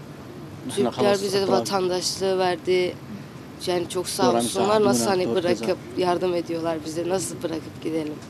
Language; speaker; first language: Turkish; early bilingual, other home language; Arabic